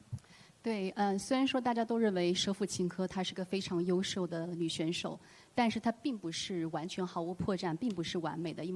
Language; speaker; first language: Chinese; native; Chinese